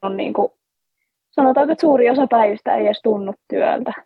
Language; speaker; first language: Finnish; native; Finnish